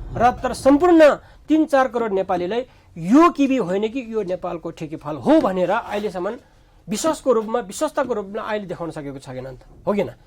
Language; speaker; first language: Nepali; non-native, local second language; Sherpa